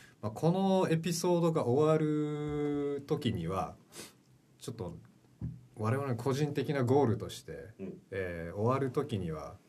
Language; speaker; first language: Japanese; early bilingual, heritage; Japanese